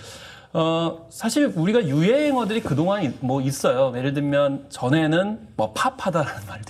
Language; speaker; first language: Korean; native; Korean